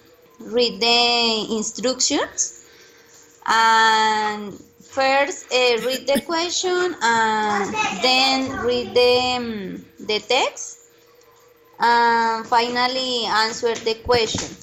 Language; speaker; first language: English; non-native, learner; Spanish